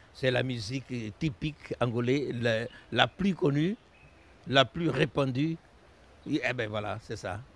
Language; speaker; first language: French; non-native, fluent; Portuguese